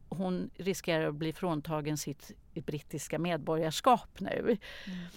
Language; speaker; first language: Swedish; native; Swedish